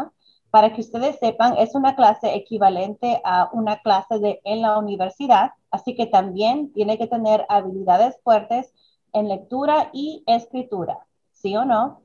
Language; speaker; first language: Spanish; early bilingual, other home language; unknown